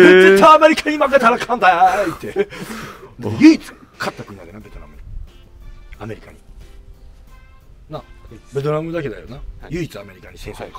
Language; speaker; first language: Japanese; native; Japanese